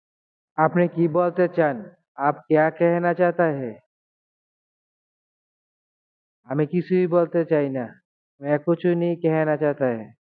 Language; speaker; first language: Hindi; non-native, learner; Bangla